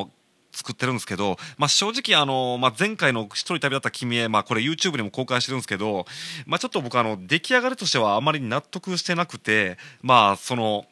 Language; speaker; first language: Japanese; native; Japanese